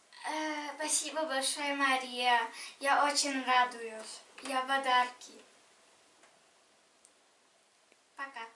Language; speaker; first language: Russian; non-native, learner; German